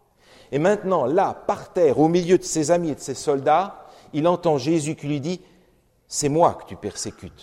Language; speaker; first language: French; native; French